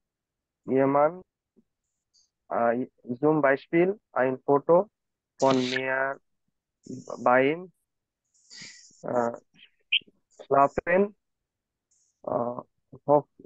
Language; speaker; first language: German; non-native, learner; Bangla